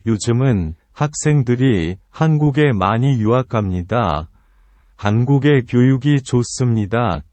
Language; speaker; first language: Korean; non-native, learner; Vietnamese